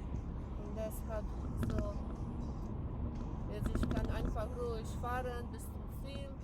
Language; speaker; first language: German; non-native, learner; Polish